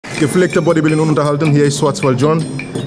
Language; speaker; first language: German; non-native, learner; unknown